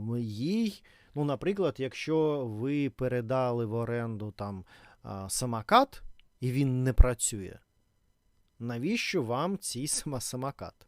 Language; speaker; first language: Ukrainian; non-native, learner; Russian